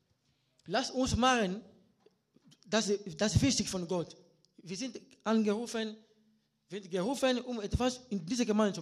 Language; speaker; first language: German; non-native, learner; Lingala